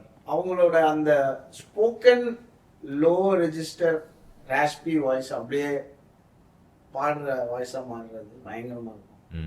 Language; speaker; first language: Tamil; native; Tamil